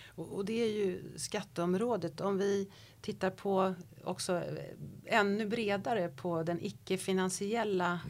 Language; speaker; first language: Swedish; native; Swedish